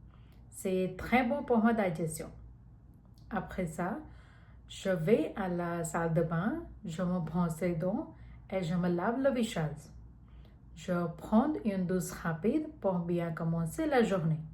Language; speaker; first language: French; non-native, learner; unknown